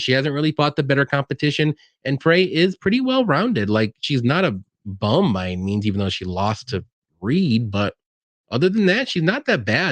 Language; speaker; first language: English; native; English